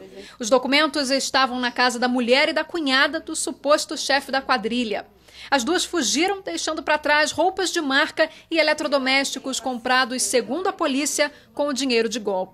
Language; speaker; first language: Portuguese; native; Portuguese